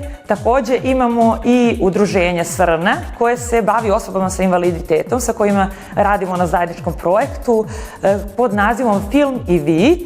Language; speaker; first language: Bosnian; native; Bosnian